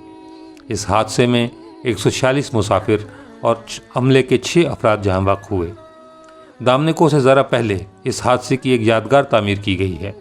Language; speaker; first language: Urdu; native; Urdu